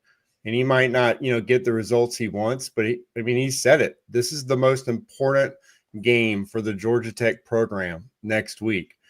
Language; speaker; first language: English; native; English